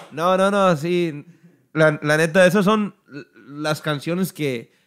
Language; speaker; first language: Spanish; early bilingual, heritage; Spanish